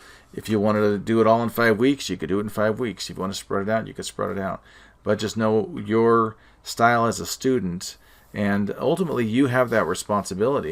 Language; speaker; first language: English; native; English